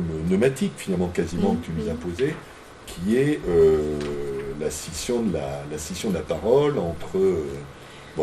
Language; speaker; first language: French; native; French